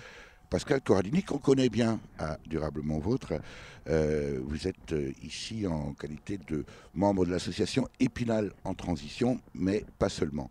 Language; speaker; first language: French; native; French